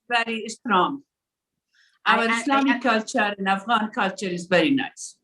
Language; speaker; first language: English; non-native, learner; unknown